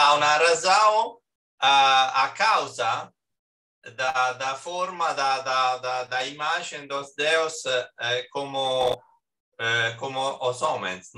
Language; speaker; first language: Portuguese; non-native, learner; Italian